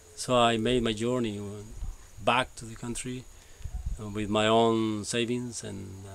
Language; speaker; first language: English; non-native, fluent; Spanish